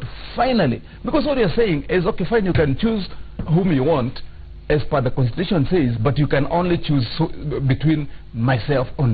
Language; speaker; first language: English; non-native, local second language; Kikuyu